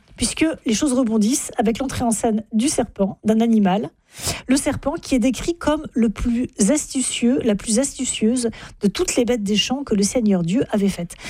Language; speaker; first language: French; native; French